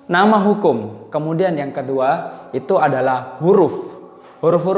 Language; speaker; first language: Indonesian; native; Indonesian